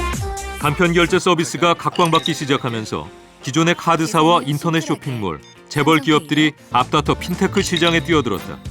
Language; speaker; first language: Korean; native; Korean